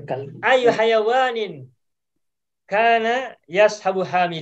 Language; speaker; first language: Arabic; non-native, fluent; Indonesian